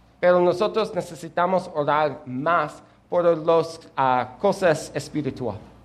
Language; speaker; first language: Spanish; non-native, learner; English